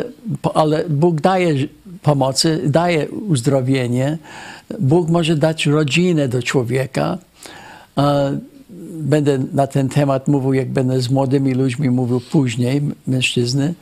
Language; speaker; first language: Polish; early bilingual, heritage; Polish